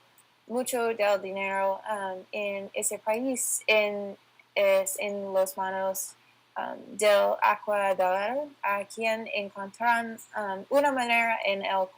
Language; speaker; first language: Spanish; non-native, learner; English